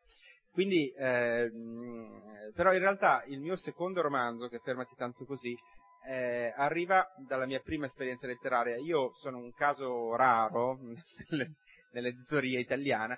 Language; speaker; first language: Italian; native; Italian